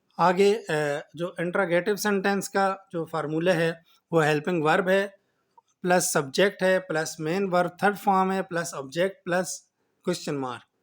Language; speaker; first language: Urdu; native; Urdu